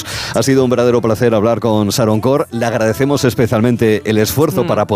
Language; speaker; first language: Spanish; native; Spanish